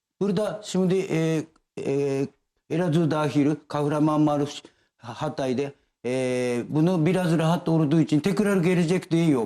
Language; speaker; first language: Turkish; non-native, learner; Japanese